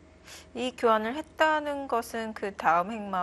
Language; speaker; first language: Korean; native; Korean